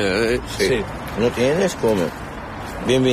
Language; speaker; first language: Spanish; non-native, learner; Arabic